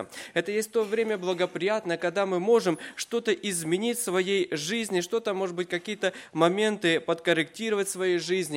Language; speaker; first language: Russian; native; Russian